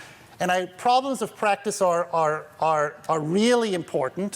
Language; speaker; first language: English; native; English